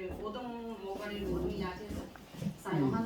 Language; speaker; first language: Korean; non-native, learner; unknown